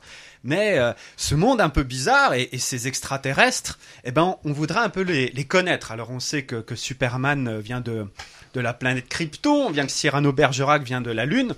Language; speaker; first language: French; native; French